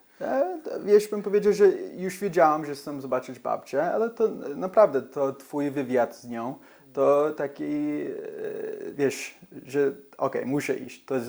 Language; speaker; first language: Polish; early bilingual, heritage; English